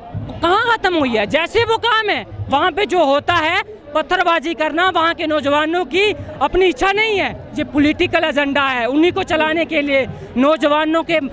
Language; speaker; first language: Hindi; native; Hindi